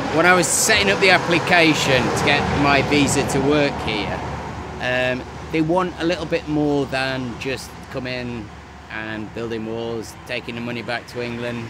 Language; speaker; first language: English; native; English